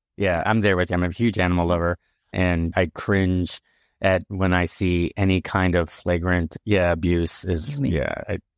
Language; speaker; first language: English; native; English